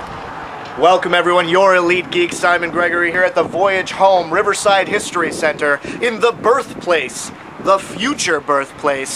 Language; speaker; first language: English; native; English